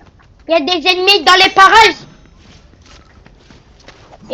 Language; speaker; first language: French; native; French